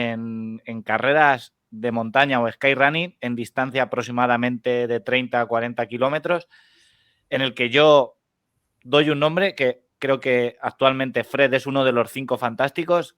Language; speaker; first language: Spanish; native; Spanish